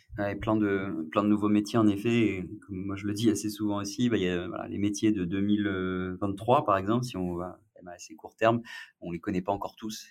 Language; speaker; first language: French; native; French